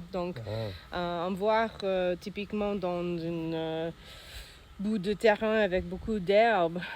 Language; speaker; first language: French; non-native, learner; English